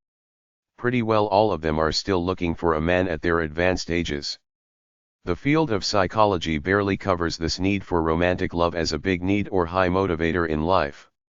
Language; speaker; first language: English; native; English